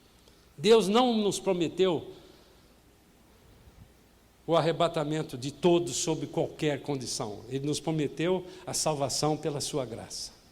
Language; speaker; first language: Portuguese; native; Portuguese